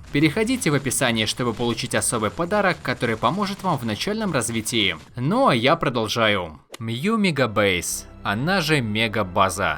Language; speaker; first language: Russian; native; Russian